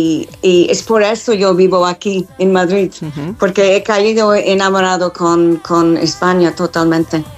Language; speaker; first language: Spanish; non-native, fluent; English